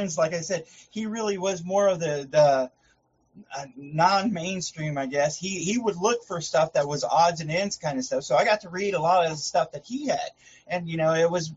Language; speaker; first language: English; native; English